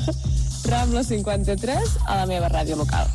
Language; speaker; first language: Catalan; native; Catalan